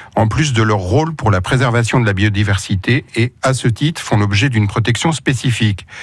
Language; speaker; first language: French; native; French